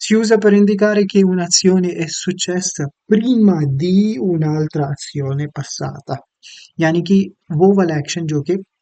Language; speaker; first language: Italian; non-native, fluent; Urdu